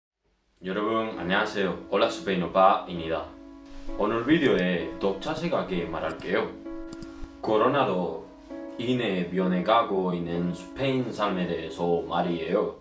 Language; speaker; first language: Korean; non-native, learner; Spanish